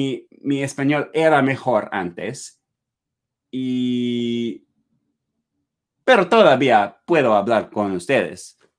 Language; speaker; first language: Spanish; non-native, learner; English